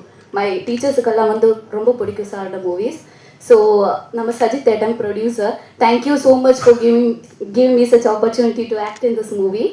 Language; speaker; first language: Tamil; non-native, learner; Malayalam